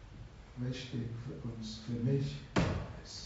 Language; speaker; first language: German; non-native, learner; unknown